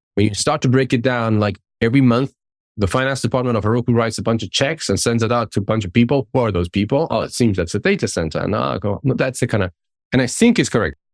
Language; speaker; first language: English; non-native, fluent; Persian